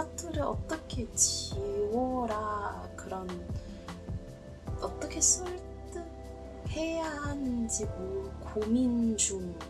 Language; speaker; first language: Korean; non-native, learner; Cantonese